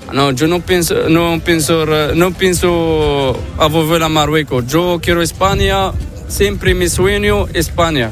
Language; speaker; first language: Spanish; non-native, learner; Arabic